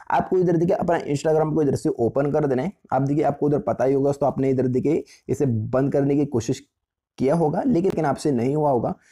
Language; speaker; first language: Hindi; native; Hindi